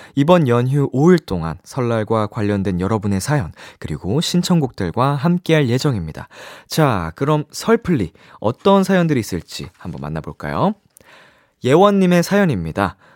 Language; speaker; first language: Korean; native; Korean